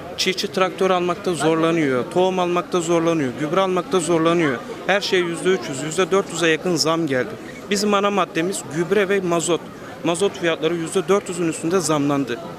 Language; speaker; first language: Turkish; non-native, local second language; Kurdish